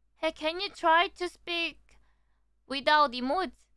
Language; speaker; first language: English; non-native, learner; Korean